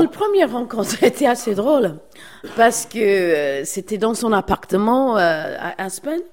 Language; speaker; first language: French; non-native, fluent; English